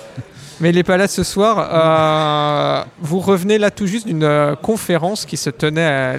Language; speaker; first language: French; native; French